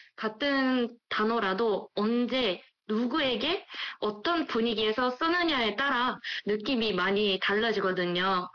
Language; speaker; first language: Korean; non-native, fluent; Japanese